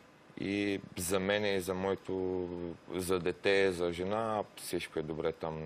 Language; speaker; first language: Bulgarian; non-native, learner; Romanian